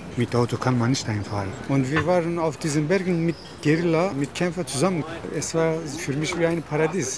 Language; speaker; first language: German; non-native, learner; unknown